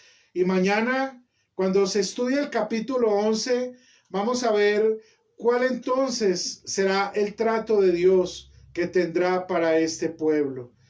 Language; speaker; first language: Spanish; native; Spanish